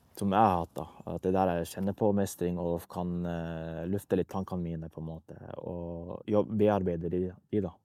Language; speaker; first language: Norwegian; early bilingual, other home language; Persian